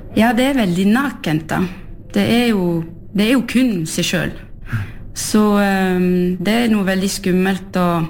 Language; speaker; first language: Norwegian; non-native, fluent; French